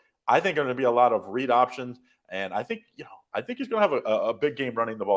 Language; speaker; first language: English; native; English